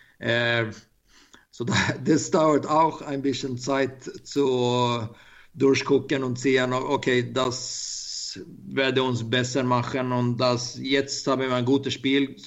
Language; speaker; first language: German; non-native, learner; Swedish